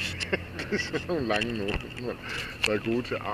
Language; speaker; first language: Danish; native; Danish